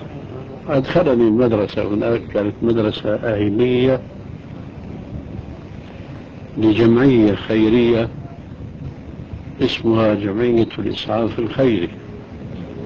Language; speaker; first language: Arabic; early bilingual, other home language; Albanian